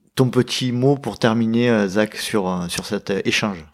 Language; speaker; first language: French; native; French